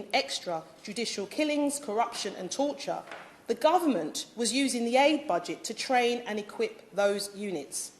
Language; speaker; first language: English; native; English